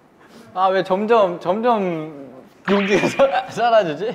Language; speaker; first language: Korean; native; Korean